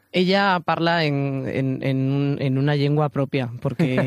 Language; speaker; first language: Catalan; non-native, learner; Spanish